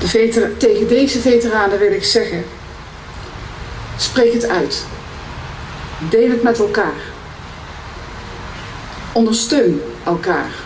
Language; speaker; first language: Dutch; native; Dutch